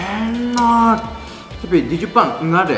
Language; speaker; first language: Indonesian; non-native, fluent; Japanese